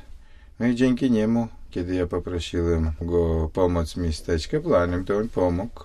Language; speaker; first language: Polish; non-native, fluent; Russian